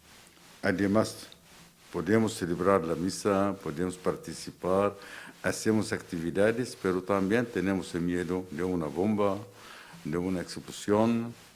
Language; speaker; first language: Spanish; non-native, fluent; Arabic